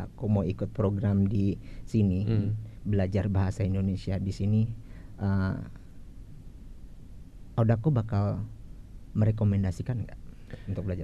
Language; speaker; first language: Indonesian; native; Indonesian